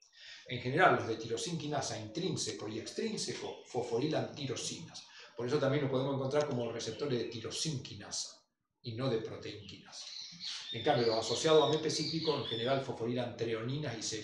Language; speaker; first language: Spanish; native; Spanish